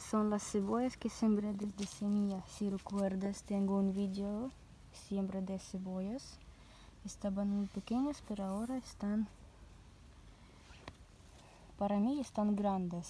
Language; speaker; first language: Spanish; non-native, learner; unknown